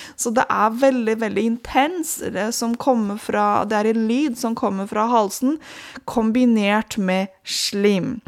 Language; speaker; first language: Norwegian; non-native, fluent; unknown